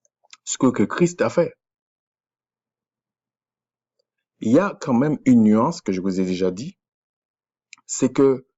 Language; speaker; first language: French; native; French